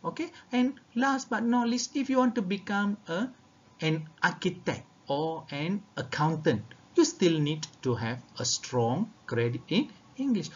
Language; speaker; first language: English; non-native, local second language; Tamil